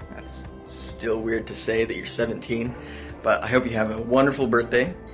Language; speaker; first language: English; native; English